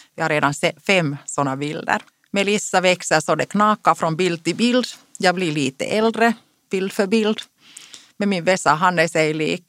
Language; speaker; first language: Swedish; non-native, local second language; Finnish